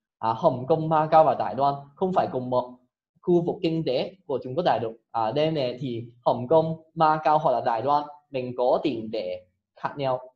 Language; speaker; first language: Vietnamese; non-native, fluent; Cantonese